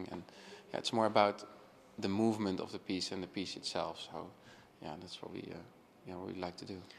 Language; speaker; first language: English; non-native, fluent; Dutch